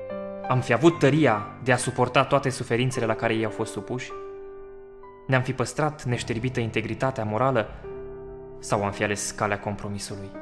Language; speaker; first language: Romanian; native; Romanian